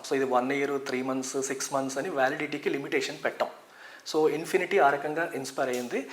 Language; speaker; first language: Telugu; native; Telugu